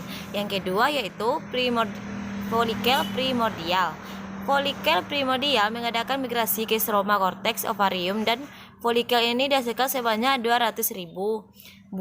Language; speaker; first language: Indonesian; native; Indonesian